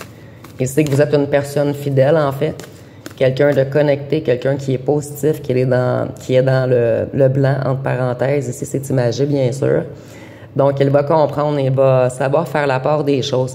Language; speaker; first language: French; native; French